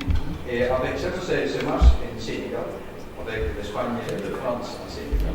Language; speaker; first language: French; non-native, learner; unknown